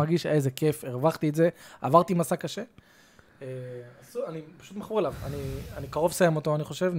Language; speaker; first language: Hebrew; native; Hebrew